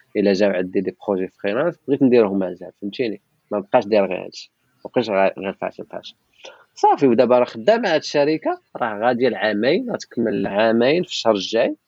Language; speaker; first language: Arabic; non-native, local second language; Tachelhit